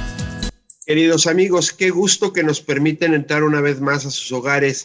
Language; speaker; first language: Spanish; native; Spanish